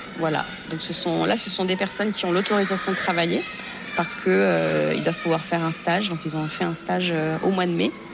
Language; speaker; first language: French; native; French